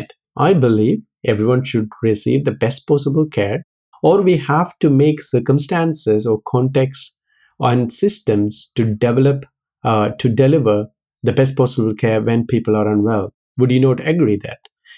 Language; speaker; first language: English; non-native, local second language; Malayalam